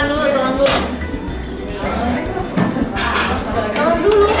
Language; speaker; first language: Indonesian; native; Indonesian